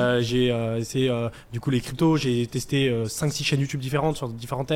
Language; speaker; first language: French; native; French